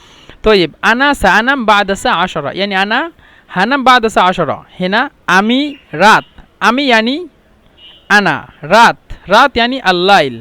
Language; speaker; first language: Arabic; non-native, fluent; Bangla